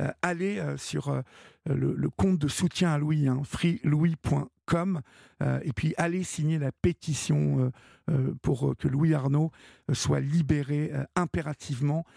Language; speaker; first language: French; native; French